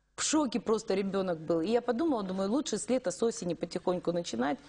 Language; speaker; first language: Russian; native; Russian